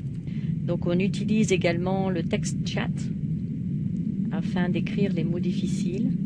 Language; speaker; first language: French; native; French